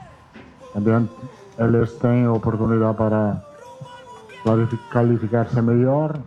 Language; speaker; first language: Portuguese; non-native, fluent; Spanish